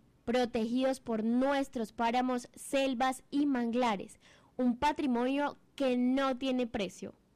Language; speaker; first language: Spanish; native; Spanish